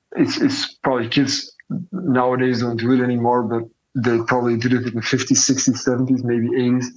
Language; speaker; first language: English; non-native, fluent; Dutch